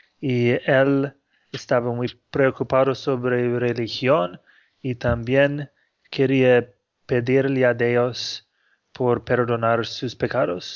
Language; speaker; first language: Spanish; non-native, fluent; English